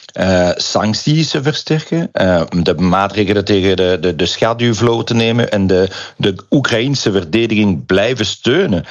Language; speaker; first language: Dutch; non-native, local second language; French